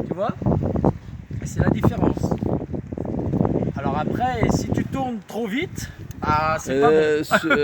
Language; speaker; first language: French; native; French